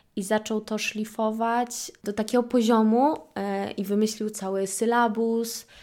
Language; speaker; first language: Polish; native; Polish